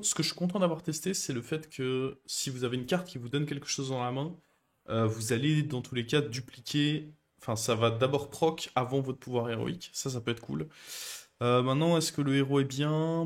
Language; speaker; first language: French; native; French